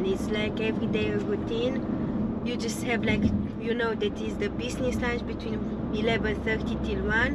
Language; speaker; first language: English; non-native, fluent; Romanian